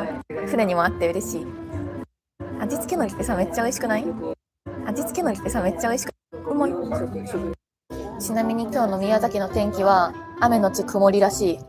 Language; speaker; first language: Japanese; native; Japanese